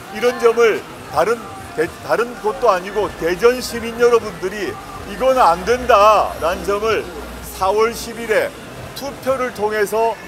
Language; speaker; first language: Korean; native; Korean